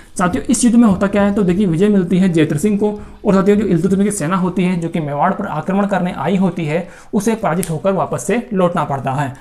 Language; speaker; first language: Hindi; native; Hindi